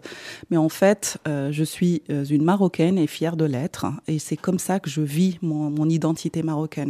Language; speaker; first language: French; non-native, local second language; Arabic